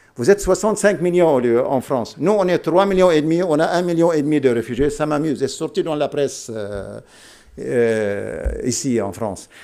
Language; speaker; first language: French; non-native, local second language; Arabic